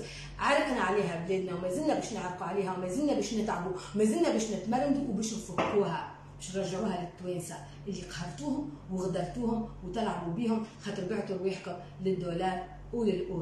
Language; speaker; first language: Arabic; native; Arabic